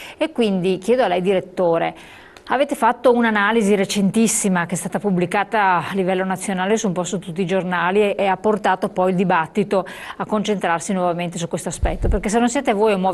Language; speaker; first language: Italian; native; Italian